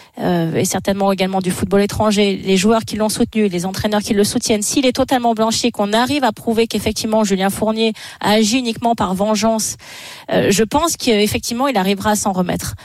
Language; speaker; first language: French; native; French